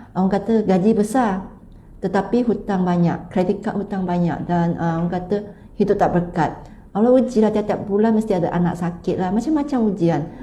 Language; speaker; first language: Malay; non-native, local second language; Chinese